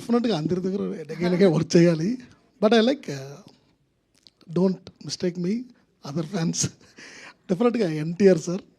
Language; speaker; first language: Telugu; non-native, local second language; Tamil